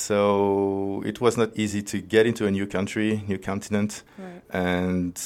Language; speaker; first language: English; non-native, fluent; French